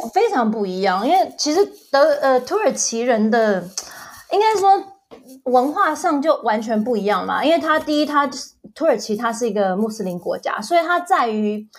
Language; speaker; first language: Chinese; early bilingual, other home language; English